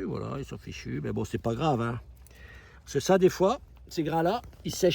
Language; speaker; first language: French; native; French